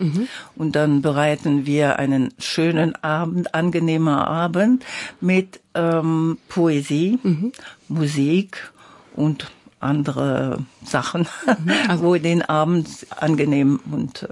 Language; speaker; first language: German; non-native, learner; French